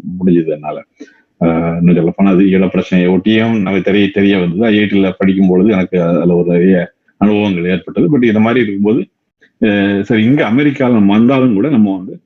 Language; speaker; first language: Tamil; native; Tamil